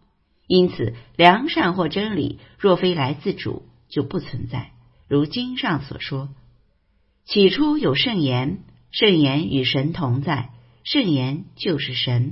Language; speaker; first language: Chinese; native; Chinese